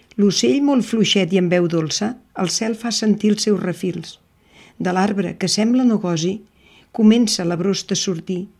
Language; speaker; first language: Catalan; native; Catalan